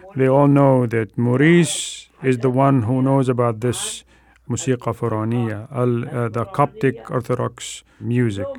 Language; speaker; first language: English; non-native, fluent; Arabic